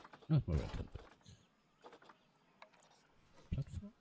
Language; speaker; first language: German; native; German